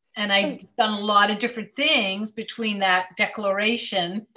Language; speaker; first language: English; native; English